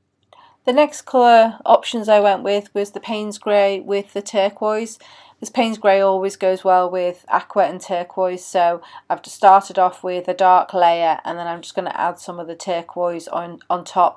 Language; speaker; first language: English; native; English